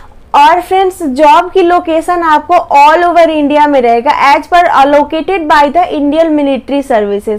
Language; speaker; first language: Hindi; native; Hindi